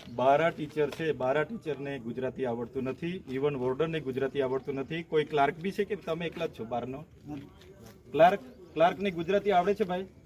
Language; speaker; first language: Gujarati; non-native, local second language; Vasavi